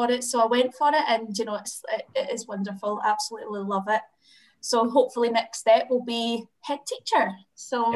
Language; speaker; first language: English; native; English